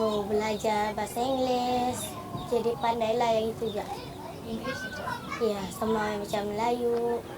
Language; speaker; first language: Indonesian; non-native, local second language; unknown